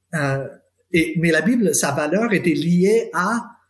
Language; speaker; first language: French; non-native, fluent; English